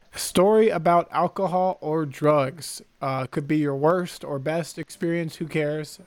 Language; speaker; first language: English; native; English